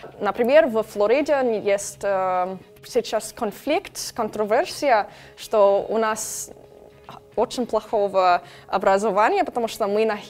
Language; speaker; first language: Russian; non-native, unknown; English